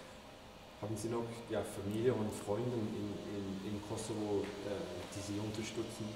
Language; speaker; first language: German; non-native, learner; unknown